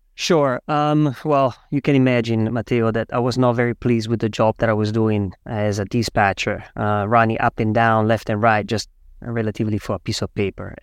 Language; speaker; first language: English; non-native, fluent; Italian